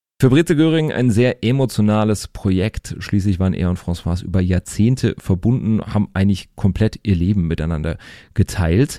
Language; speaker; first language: German; native; German